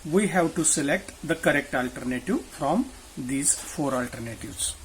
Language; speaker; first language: English; non-native, local second language; Marathi